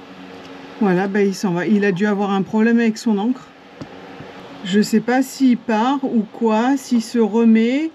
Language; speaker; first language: French; native; French